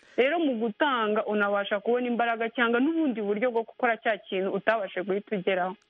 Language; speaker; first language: Kinyarwanda; native; Kinyarwanda